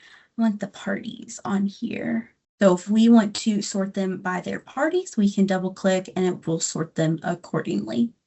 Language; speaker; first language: English; native; English